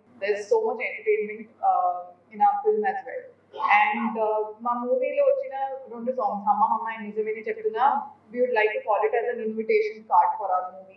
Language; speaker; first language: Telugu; non-native, local second language; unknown